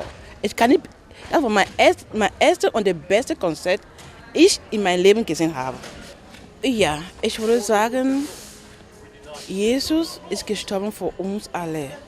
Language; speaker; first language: German; non-native, learner; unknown